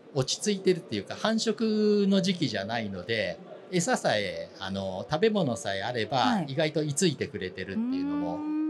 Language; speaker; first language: Japanese; native; Japanese